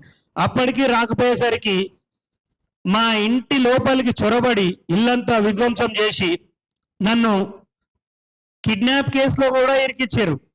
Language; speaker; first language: Telugu; native; Telugu